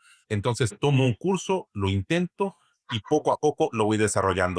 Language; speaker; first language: Spanish; native; Spanish